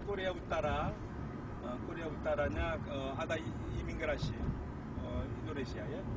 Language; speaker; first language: Indonesian; non-native, learner; Korean